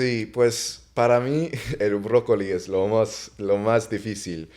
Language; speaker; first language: Spanish; non-native, fluent; English